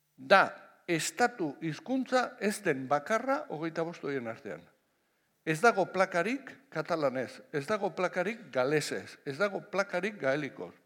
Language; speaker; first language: Basque; non-native, local second language; Spanish